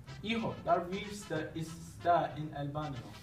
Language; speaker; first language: Spanish; non-native, learner; English